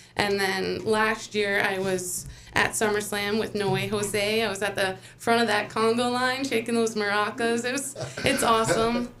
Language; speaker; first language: English; native; English